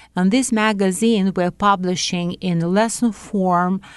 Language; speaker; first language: English; non-native, fluent; Latvian